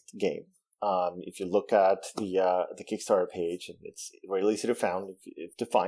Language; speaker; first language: English; non-native, fluent; Spanish